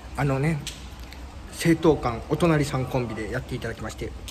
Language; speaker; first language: Japanese; native; Japanese